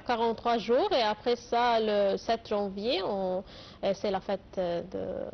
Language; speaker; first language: French; non-native, fluent; Arabic